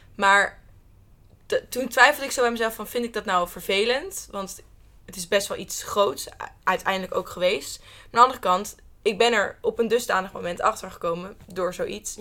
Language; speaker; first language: Dutch; native; Dutch